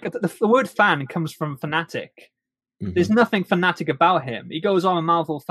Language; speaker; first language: English; native; English